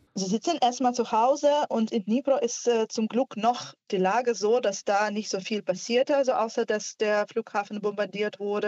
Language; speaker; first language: German; non-native, fluent; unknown